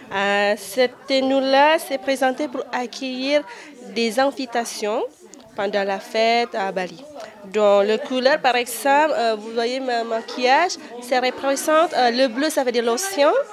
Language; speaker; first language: French; non-native, learner; Indonesian